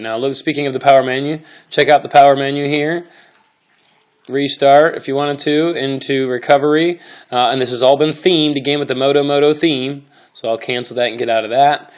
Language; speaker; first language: English; native; English